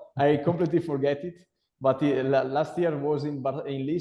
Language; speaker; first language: English; non-native, learner; Italian